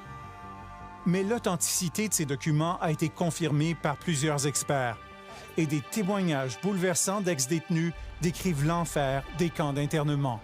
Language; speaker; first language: French; native; French